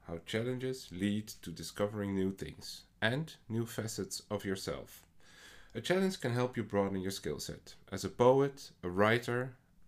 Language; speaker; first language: English; non-native, fluent; Dutch